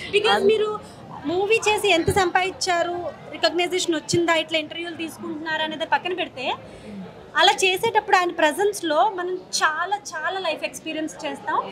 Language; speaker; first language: Telugu; non-native, local second language; Marathi